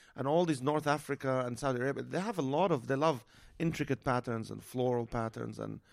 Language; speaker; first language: English; non-native, fluent; Arabic